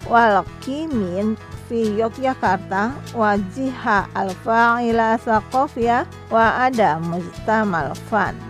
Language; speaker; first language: Arabic; non-native, fluent; Indonesian